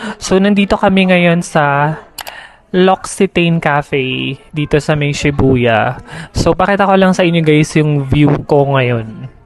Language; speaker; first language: Filipino; native; Filipino